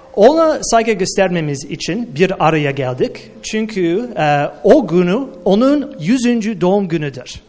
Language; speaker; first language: Turkish; non-native, fluent; English